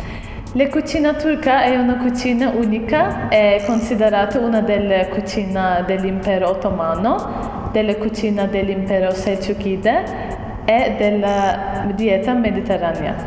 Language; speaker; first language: Italian; non-native, fluent; Turkish